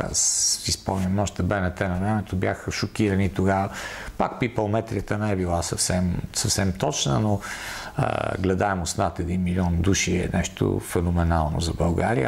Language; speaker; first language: Bulgarian; native; Bulgarian